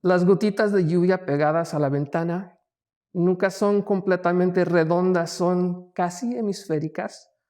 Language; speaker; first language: Spanish; early bilingual, heritage; Spanish